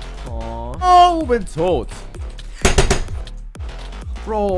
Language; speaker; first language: German; native; German